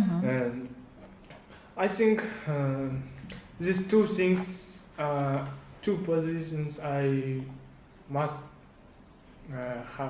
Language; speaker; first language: English; non-native, learner; Kazakh